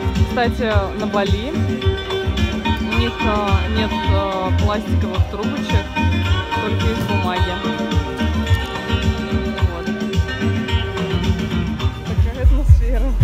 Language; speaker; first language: Russian; native; Russian